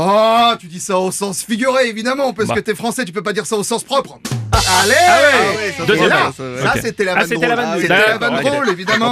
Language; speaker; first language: French; native; French